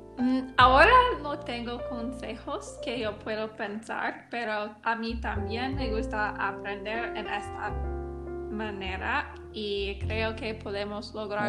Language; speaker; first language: Spanish; non-native, learner; English